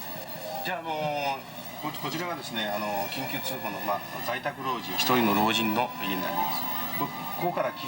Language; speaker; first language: Japanese; native; Japanese